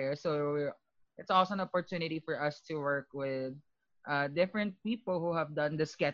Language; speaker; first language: English; non-native, local second language; Filipino